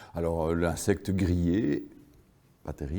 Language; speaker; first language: French; native; French